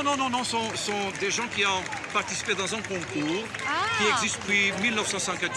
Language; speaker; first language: French; non-native, fluent; Portuguese